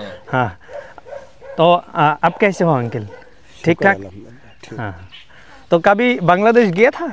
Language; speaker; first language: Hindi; non-native, learner; Bangla